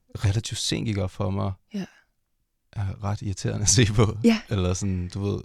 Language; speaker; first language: Danish; native; Danish